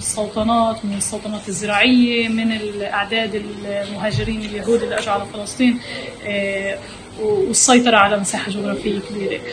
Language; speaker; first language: Arabic; native; Arabic